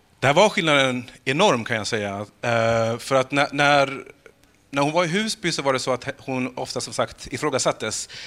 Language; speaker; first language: Swedish; early bilingual, other home language; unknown